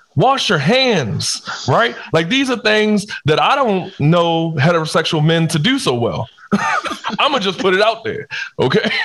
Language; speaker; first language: English; native; English